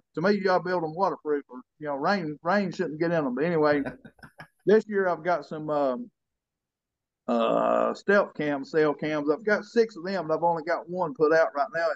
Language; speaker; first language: English; native; English